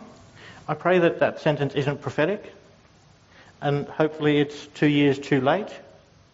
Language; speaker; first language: English; native; English